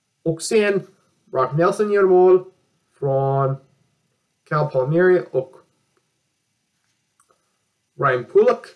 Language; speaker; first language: Swedish; non-native, learner; English